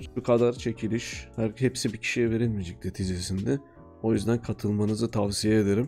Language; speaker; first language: Turkish; native; Turkish